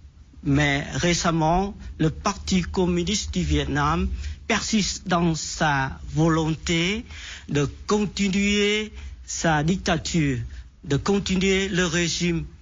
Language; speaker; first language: French; non-native, fluent; Vietnamese